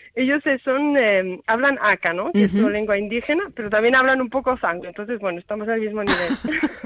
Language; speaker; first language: Spanish; native; Spanish